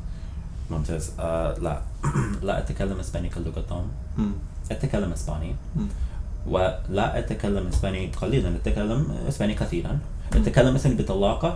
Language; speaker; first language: Arabic; non-native, fluent; English